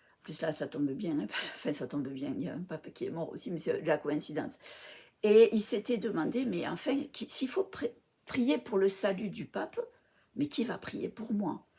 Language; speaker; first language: French; early bilingual, other home language; English